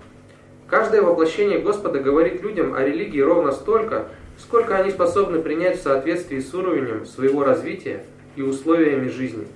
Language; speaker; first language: Russian; native; Russian